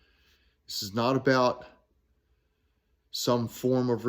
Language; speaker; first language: English; native; English